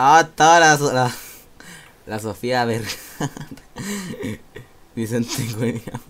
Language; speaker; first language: Spanish; native; Spanish